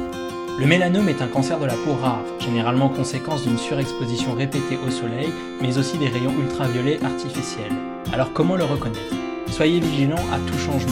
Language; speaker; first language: French; native; French